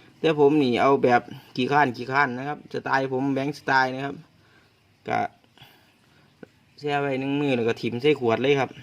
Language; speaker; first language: Thai; non-native, local second language; Northeastern Thai